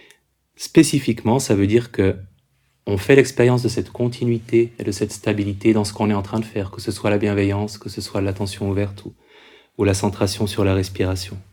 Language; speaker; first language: French; native; French